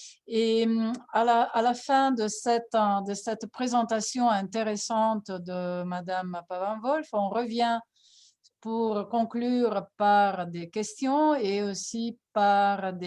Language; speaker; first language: French; non-native, fluent; Italian